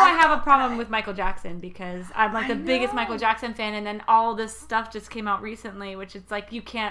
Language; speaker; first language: English; native; English